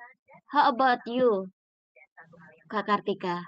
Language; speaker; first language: English; non-native, learner; Indonesian